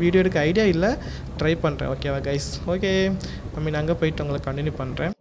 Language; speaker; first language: Tamil; native; Tamil